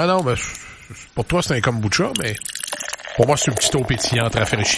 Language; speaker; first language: French; native; French